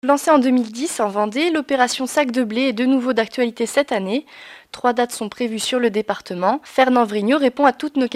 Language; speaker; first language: French; native; French